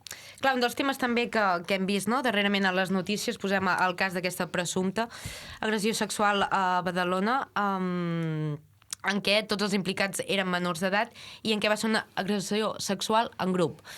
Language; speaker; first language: Catalan; native; Catalan